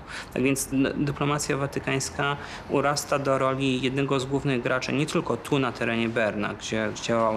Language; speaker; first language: Polish; native; Polish